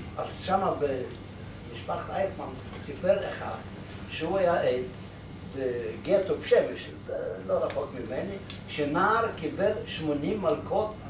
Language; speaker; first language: Hebrew; non-native, fluent; Polish